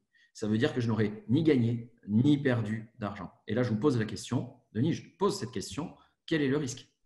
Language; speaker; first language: French; native; French